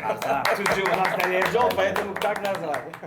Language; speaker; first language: Russian; non-native, local second language; Tajik